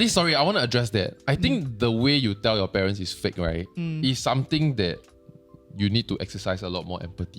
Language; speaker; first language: English; native; English